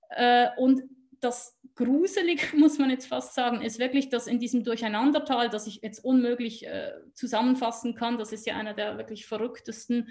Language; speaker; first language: German; native; German